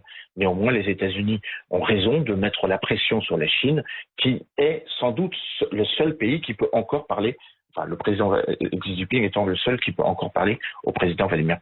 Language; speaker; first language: French; native; French